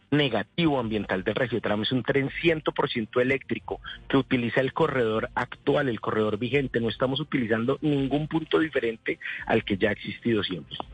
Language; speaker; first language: Spanish; native; Spanish